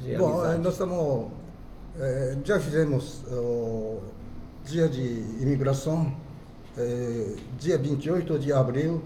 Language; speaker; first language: Portuguese; non-native, fluent; Japanese